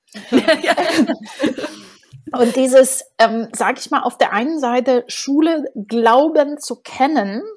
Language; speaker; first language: German; non-native, fluent; Romanian